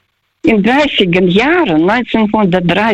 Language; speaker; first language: German; non-native, fluent; Russian